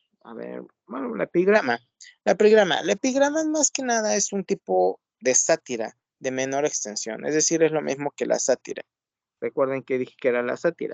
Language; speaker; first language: Spanish; native; Spanish